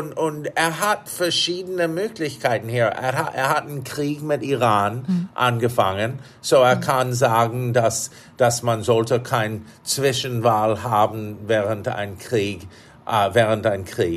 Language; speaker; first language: German; non-native, fluent; English